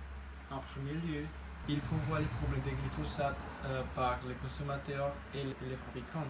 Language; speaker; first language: French; non-native, learner; Spanish